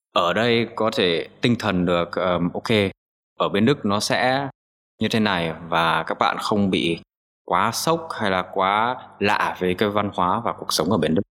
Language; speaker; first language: Vietnamese; early bilingual, heritage; Vietnamese